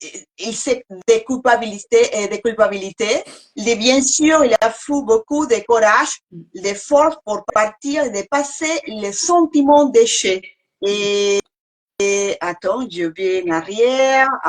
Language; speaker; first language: French; non-native, learner; Spanish